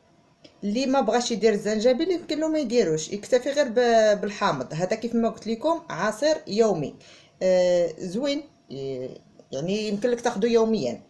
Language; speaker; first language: Arabic; native; Arabic